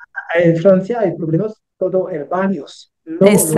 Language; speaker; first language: Spanish; non-native, learner; French